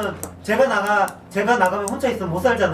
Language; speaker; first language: Korean; native; Korean